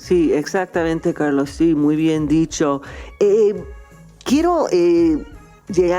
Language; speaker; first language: Spanish; non-native, fluent; English